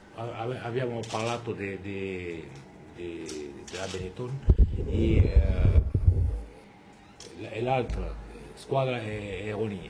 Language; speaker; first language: Italian; non-native, fluent; French